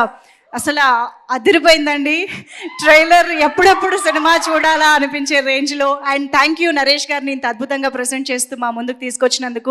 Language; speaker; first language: Telugu; native; Telugu